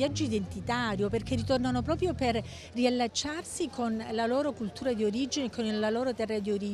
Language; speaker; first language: Italian; native; Italian